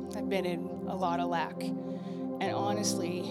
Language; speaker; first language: English; native; English